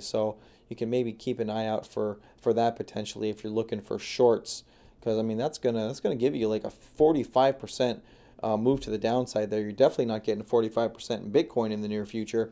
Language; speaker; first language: English; native; English